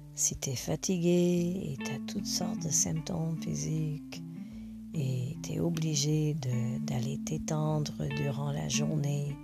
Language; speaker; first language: French; non-native, fluent; English